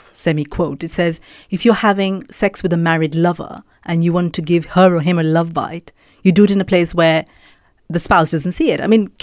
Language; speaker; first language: English; non-native, local second language; Malayalam